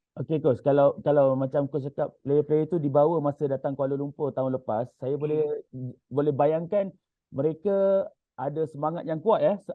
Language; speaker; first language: Malay; native; Malay